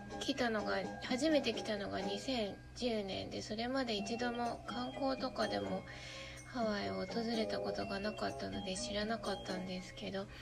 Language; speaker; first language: Japanese; native; Japanese